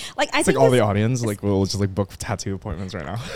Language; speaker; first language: English; non-native, local second language; Filipino